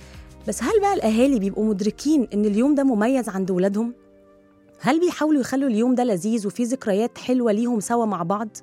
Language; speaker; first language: Arabic; native; Arabic